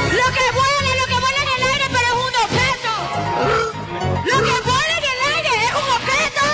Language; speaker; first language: Spanish; native; Spanish